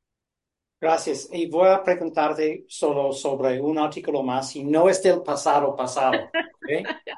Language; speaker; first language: Spanish; non-native, fluent; English